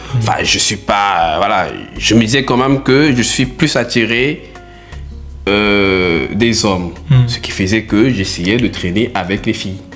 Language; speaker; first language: French; non-native, local second language; Lingala